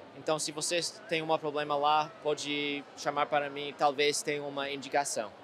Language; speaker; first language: Portuguese; non-native, fluent; English